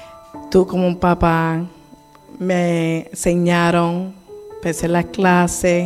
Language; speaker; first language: Spanish; early bilingual, heritage; Spanish